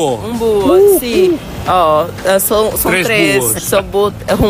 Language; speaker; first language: Spanish; non-native, fluent; Portuguese